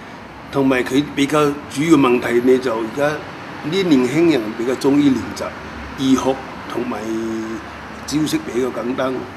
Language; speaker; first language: Cantonese; non-native, local second language; Min Nan Chinese